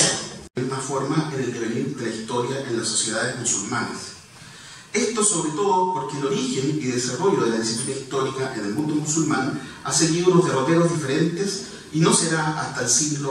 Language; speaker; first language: Spanish; native; Spanish